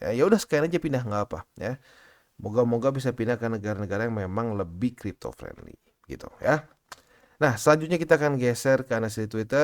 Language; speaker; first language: Indonesian; native; Indonesian